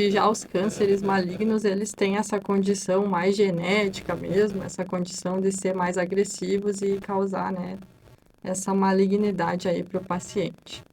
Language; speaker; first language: Portuguese; native; Portuguese